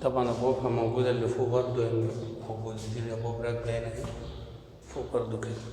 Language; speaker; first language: Arabic; native; Arabic